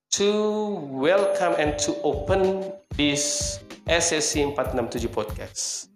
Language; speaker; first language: English; non-native, fluent; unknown